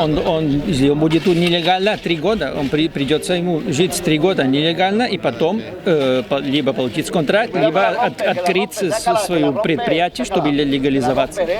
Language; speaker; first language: Russian; non-native, fluent; Spanish